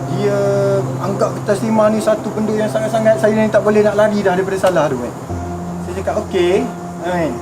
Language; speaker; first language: Malay; native; Malay